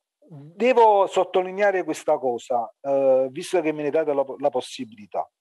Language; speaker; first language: Italian; native; Italian